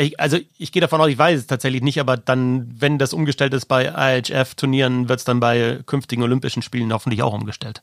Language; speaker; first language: German; native; German